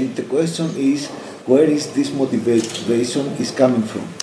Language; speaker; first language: English; non-native, fluent; Greek